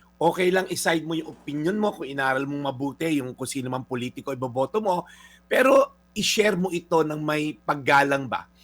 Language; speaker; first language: Filipino; native; Filipino